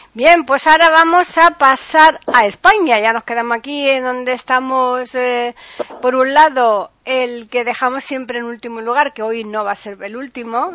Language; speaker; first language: Spanish; native; Spanish